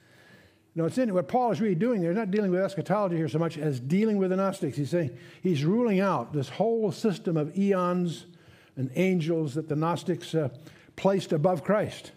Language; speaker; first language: English; native; English